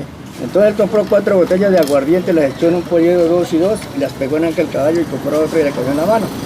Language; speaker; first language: Spanish; native; Spanish